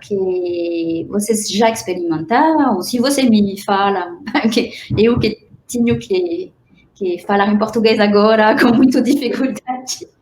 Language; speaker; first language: Portuguese; non-native, fluent; French